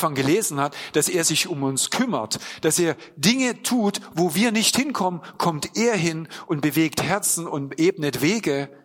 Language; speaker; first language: German; native; German